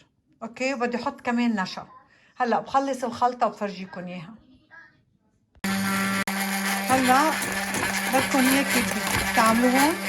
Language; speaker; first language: Arabic; native; Arabic